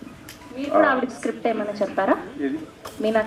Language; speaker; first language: Telugu; native; Telugu